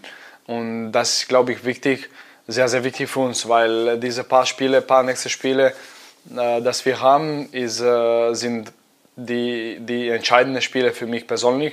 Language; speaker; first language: German; non-native, fluent; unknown